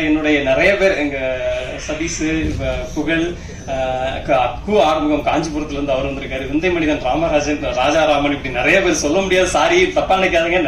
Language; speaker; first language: Tamil; native; Tamil